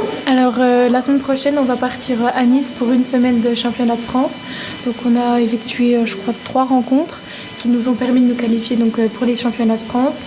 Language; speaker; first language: French; native; French